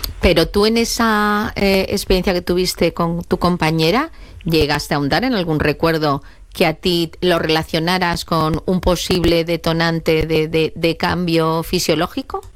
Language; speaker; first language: Spanish; native; Spanish